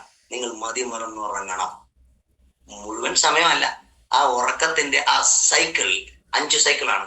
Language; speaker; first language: Malayalam; native; Malayalam